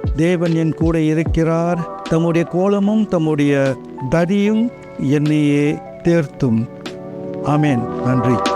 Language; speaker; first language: Tamil; non-native, local second language; Chinese